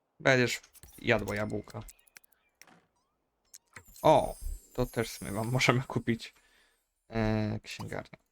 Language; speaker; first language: Polish; native; Polish